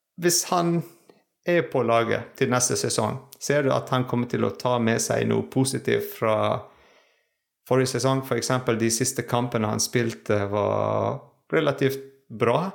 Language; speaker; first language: Norwegian; non-native, fluent; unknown